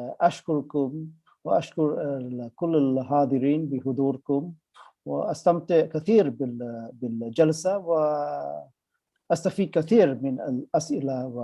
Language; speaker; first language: Arabic; non-native, fluent; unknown